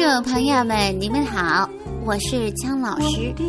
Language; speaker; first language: Chinese; non-native, fluent; Korean